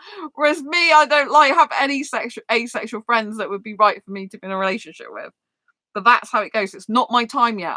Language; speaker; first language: English; native; English